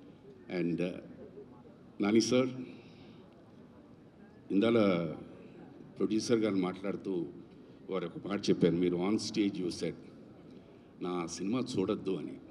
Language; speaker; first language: Telugu; native; Telugu